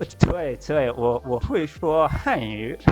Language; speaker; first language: Chinese; non-native, learner; Portuguese